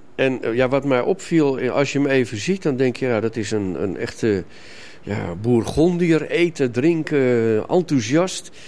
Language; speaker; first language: Dutch; native; Dutch